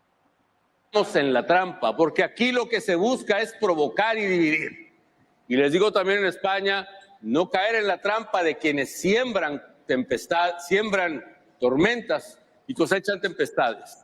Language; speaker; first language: Spanish; native; Spanish